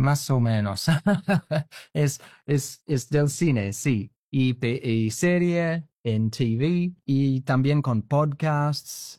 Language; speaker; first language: Spanish; non-native, learner; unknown